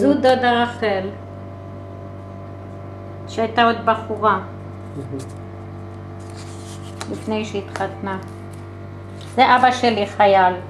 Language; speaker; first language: Hebrew; early bilingual, other home language; German